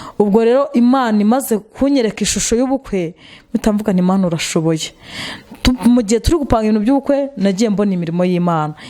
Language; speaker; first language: Kinyarwanda; native; Kinyarwanda